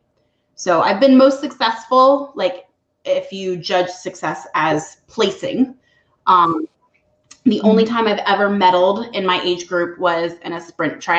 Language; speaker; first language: English; native; English